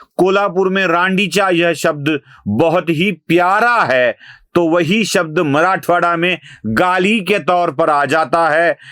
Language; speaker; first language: Hindi; non-native, local second language; Marathi